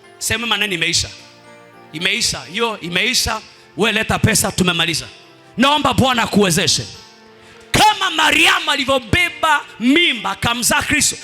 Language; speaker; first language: Swahili; non-native, local second language; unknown